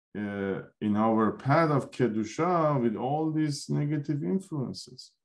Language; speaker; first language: English; non-native, fluent; Persian